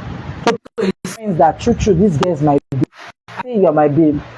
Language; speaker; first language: English; non-native, local second language; Igbo